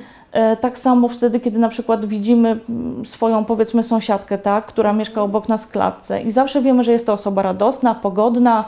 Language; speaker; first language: Polish; native; Polish